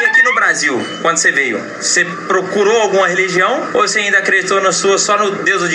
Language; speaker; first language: Portuguese; native; Portuguese